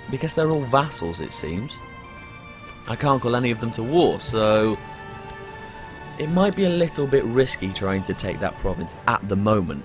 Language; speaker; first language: English; native; English